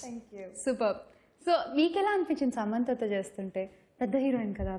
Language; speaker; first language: Telugu; native; Telugu